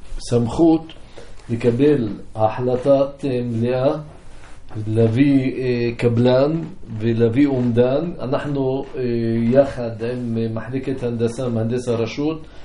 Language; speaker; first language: Hebrew; non-native, local second language; Arabic